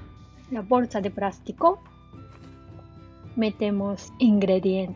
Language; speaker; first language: Spanish; non-native, learner; Japanese